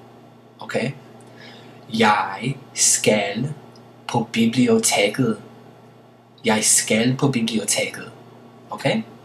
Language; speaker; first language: Danish; non-native, learner; English